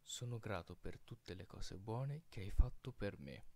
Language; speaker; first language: Italian; non-native, fluent; Filipino